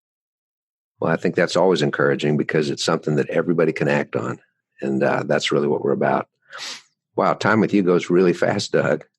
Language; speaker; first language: English; native; English